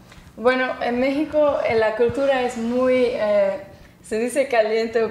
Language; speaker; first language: Spanish; non-native, fluent; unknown